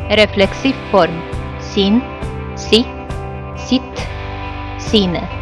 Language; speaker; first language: Norwegian; non-native, fluent; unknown